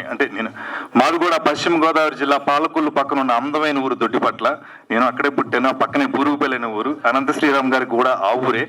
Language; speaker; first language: Telugu; native; Telugu